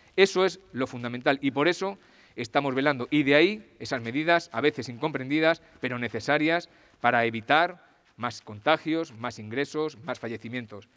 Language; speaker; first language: Spanish; native; Spanish